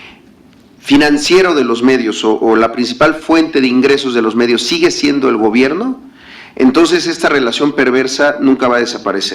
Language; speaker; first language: Spanish; native; Spanish